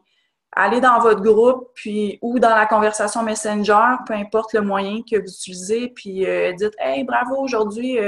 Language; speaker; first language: French; native; French